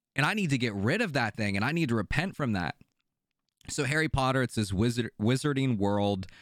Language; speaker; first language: English; native; English